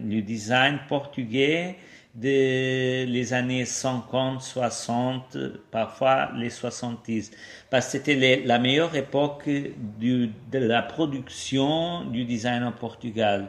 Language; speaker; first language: French; non-native, fluent; Portuguese